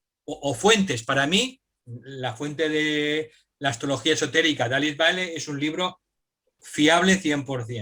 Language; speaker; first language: Spanish; native; Spanish